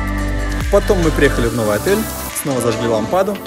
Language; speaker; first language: Russian; native; Russian